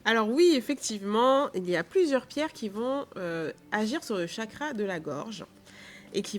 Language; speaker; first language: French; native; French